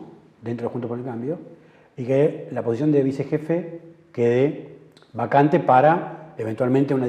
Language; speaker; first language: Spanish; native; Spanish